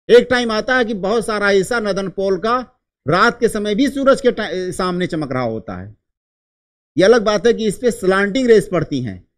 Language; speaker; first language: Hindi; native; Hindi